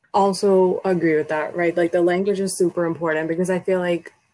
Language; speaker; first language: English; early bilingual, other home language; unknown